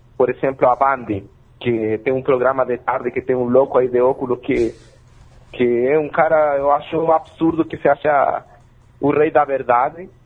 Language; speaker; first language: Portuguese; non-native, fluent; Spanish